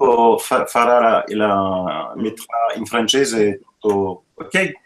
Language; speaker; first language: Italian; non-native, fluent; French